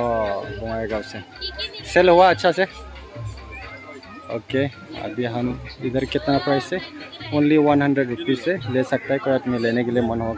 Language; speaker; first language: Hindi; non-native, local second language; Bodo